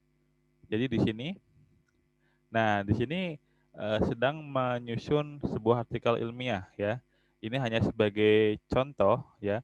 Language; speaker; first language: Indonesian; native; Indonesian